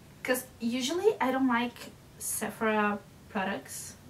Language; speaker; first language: English; non-native, learner; Portuguese